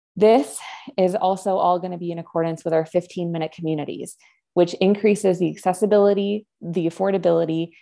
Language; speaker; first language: English; non-native, fluent; Spanish